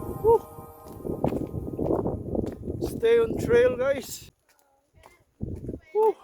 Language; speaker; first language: English; non-native, learner; Thai